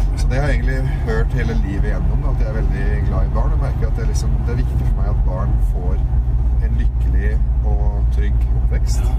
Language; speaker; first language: Norwegian; early bilingual, other home language; Arabic